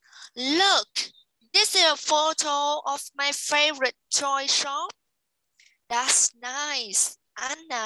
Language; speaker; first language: English; non-native, fluent; Vietnamese